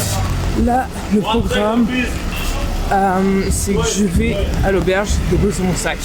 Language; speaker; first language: French; native; French